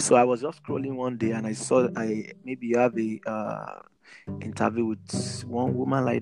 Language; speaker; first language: English; non-native, local second language; Yoruba